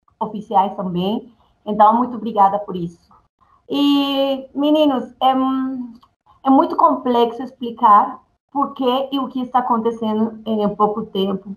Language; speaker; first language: Portuguese; non-native, fluent; Spanish